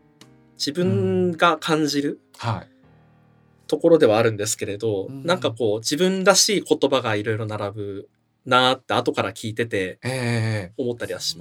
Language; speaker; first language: Japanese; native; Japanese